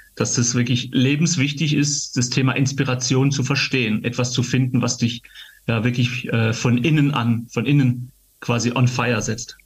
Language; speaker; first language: German; native; German